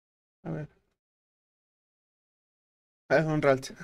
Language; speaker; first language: Spanish; native; Spanish